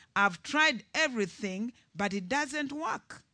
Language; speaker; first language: English; non-native, local second language; Ganda